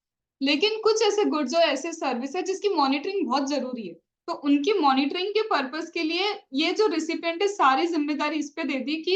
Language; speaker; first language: Hindi; native; Hindi